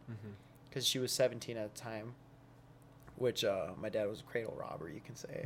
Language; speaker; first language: English; early bilingual, other home language; Spanish